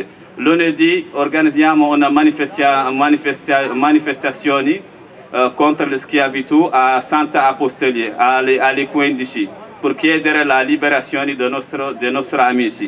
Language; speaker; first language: Italian; non-native, learner; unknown